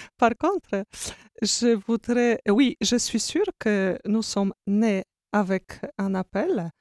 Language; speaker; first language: French; non-native, fluent; Polish